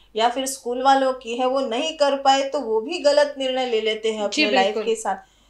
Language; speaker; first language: Hindi; native; Hindi